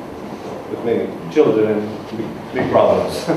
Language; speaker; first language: English; non-native, learner; Romanian